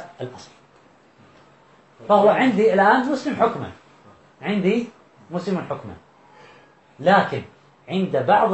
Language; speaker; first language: Arabic; native; Arabic